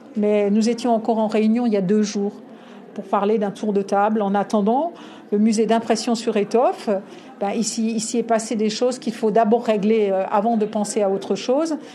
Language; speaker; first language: French; native; French